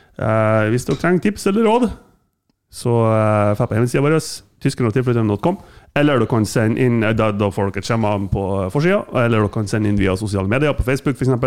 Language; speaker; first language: Norwegian; non-native, fluent; German